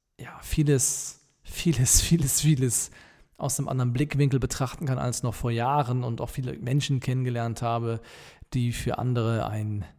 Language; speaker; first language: German; native; German